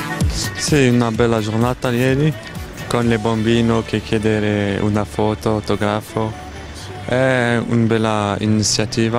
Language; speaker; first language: Italian; non-native, learner; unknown